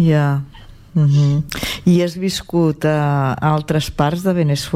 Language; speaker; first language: Catalan; native; Catalan